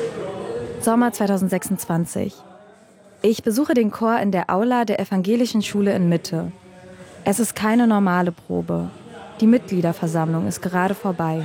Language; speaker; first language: German; native; German